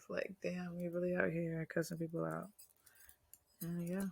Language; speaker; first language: English; native; English